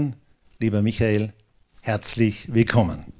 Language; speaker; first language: German; native; German